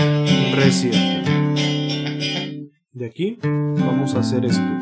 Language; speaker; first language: Spanish; native; Spanish